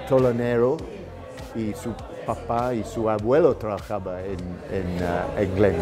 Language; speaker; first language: Spanish; non-native, learner; English